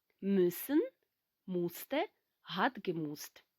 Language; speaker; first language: German; non-native, fluent; Ukrainian